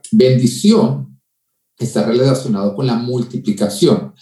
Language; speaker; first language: Spanish; native; Spanish